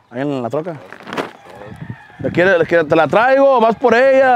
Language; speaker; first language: Spanish; early bilingual, heritage; Spanish